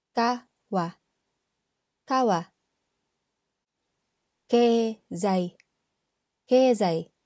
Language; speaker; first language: Japanese; non-native, fluent; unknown